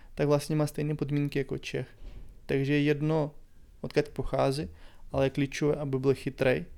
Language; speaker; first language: Czech; non-native, fluent; Ukrainian